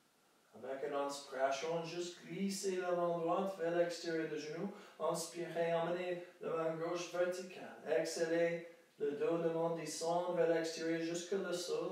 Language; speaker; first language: French; non-native, fluent; English